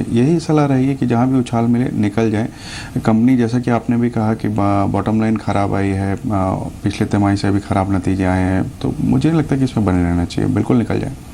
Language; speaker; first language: Hindi; native; Hindi